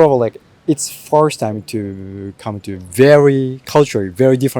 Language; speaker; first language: English; non-native, fluent; Japanese